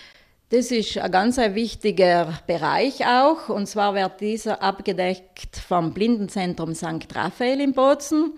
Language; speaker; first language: German; native; German